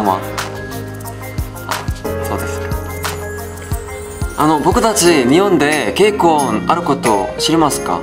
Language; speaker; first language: Japanese; non-native, learner; Korean